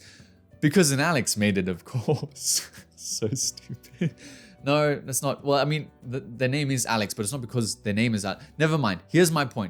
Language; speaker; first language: English; native; English